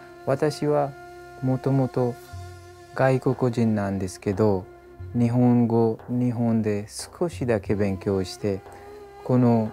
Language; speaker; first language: Japanese; non-native, learner; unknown